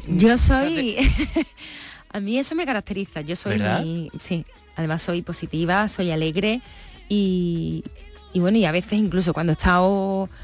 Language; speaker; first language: Spanish; native; Spanish